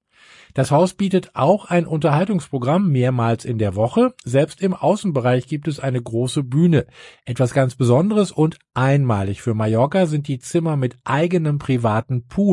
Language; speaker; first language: German; native; German